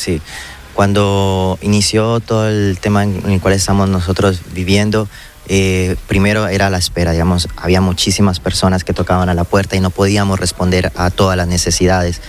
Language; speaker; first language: Spanish; native; Spanish